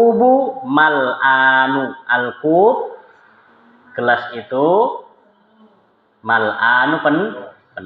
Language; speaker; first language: Arabic; non-native, learner; Indonesian